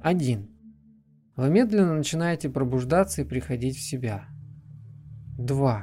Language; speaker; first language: Russian; native; Russian